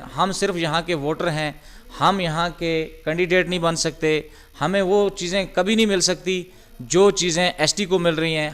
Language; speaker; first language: Urdu; non-native, local second language; Pahari-Potwari